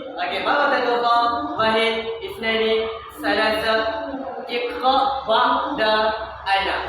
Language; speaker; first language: Arabic; non-native, learner; Malay